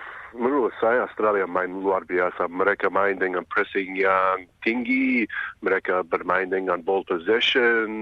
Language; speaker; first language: Indonesian; non-native, fluent; English